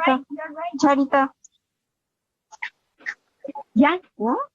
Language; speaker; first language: Spanish; native; Spanish